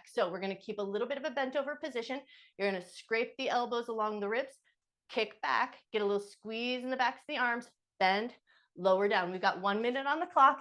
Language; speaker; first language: English; native; English